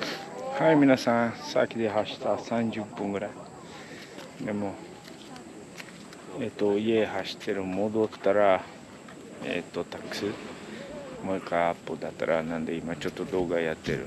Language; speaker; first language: Japanese; non-native, learner; Portuguese